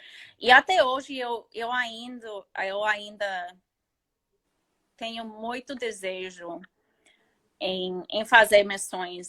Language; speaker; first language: Portuguese; non-native, fluent; English